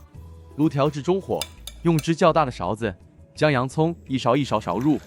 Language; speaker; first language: Chinese; native; Chinese